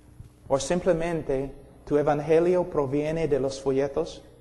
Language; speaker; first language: Spanish; non-native, fluent; English